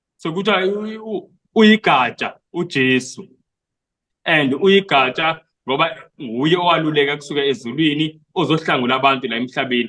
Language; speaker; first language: Zulu; non-native, local second language; Xhosa